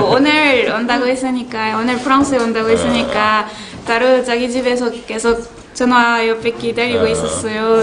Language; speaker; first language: Korean; non-native, learner; French